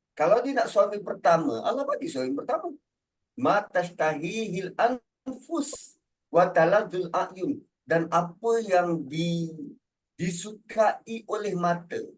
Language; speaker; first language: Malay; native; Malay